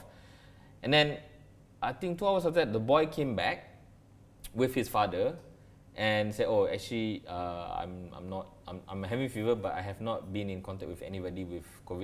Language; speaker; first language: English; non-native, local second language; Malay